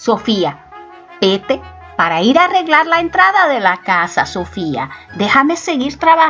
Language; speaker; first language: Spanish; native; Spanish